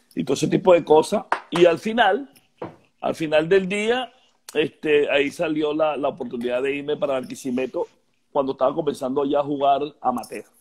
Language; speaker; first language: Spanish; native; Spanish